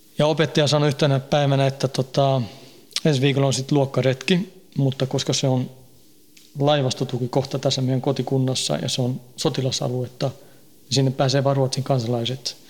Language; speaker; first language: Finnish; early bilingual, heritage; Finnish